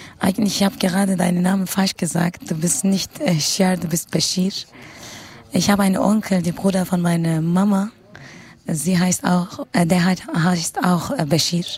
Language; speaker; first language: German; non-native, fluent; Kurdish